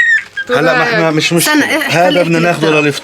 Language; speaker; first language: Arabic; native; Arabic